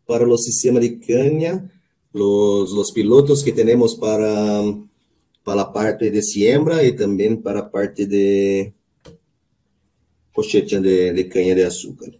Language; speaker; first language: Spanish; non-native, learner; Portuguese